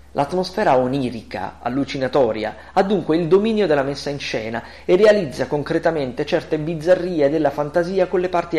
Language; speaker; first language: Italian; native; Italian